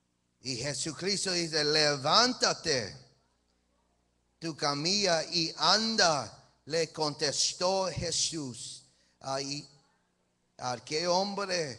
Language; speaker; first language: Spanish; early bilingual, heritage; English